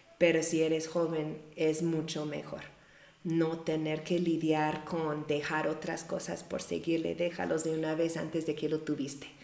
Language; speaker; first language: Spanish; non-native, fluent; English